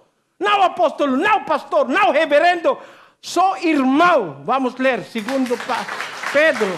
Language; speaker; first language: Portuguese; non-native, learner; Filipino